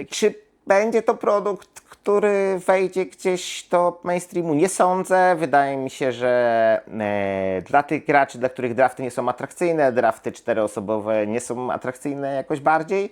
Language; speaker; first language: Polish; native; Polish